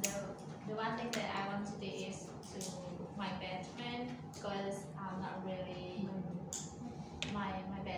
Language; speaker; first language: English; non-native, learner; Indonesian